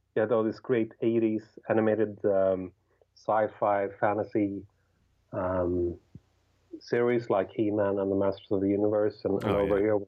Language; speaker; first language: English; non-native, fluent; Swedish